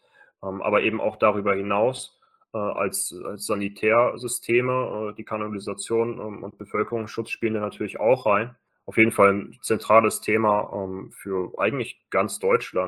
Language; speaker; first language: German; native; German